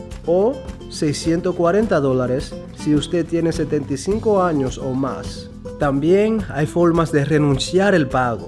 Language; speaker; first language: Spanish; early bilingual, heritage; Spanish